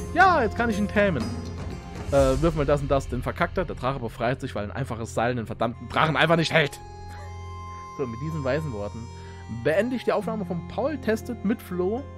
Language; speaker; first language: German; native; German